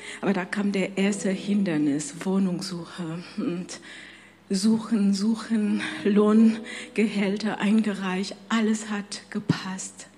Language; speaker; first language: German; non-native, fluent; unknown